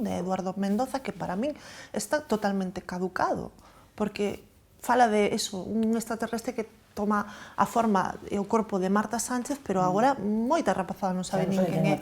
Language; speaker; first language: Galician; native; Galician